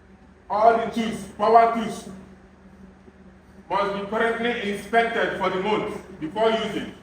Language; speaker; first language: English; non-native, fluent; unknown